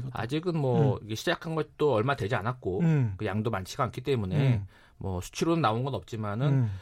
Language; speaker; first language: Korean; native; Korean